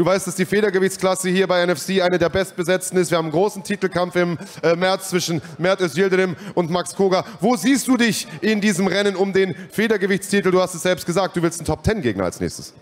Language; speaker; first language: German; native; German